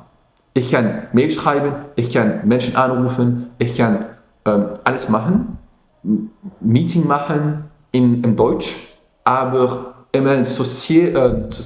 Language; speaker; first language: German; non-native, local second language; Dutch